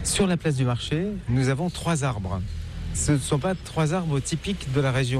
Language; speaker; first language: French; native; French